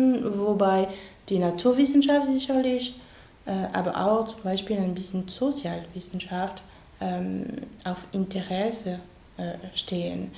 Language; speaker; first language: German; non-native, fluent; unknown